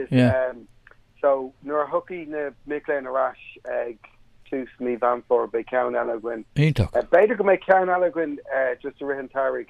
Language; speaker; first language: Irish; non-native, local second language; English